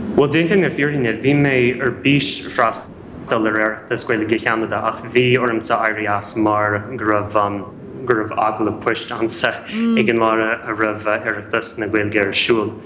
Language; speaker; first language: Irish; non-native, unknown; English